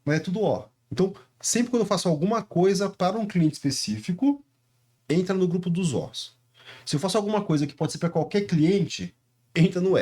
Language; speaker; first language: Portuguese; native; Portuguese